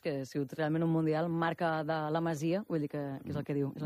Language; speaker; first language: Catalan; native; Catalan